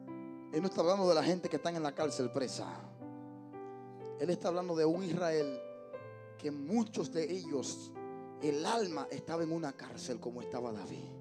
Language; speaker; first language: Spanish; native; Spanish